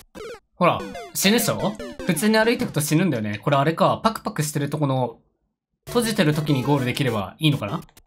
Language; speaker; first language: Japanese; native; Japanese